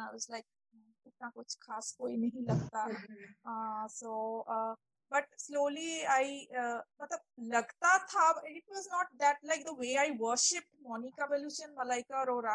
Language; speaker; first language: English; non-native, local second language; Bangla